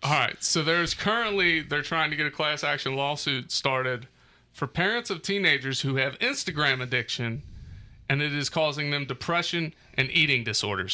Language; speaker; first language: English; native; English